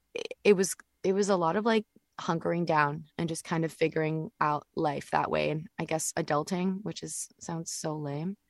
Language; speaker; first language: English; native; English